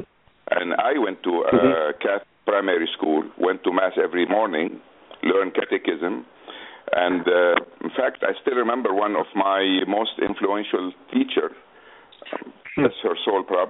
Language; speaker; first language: English; non-native, fluent; Arabic